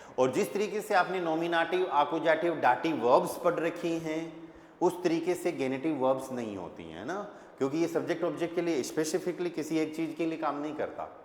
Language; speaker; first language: Hindi; native; Hindi